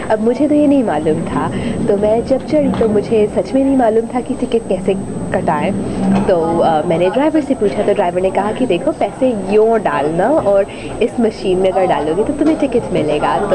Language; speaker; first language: Hindi; native; Hindi